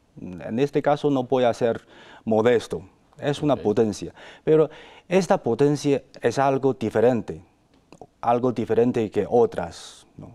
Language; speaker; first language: Spanish; non-native, fluent; Chinese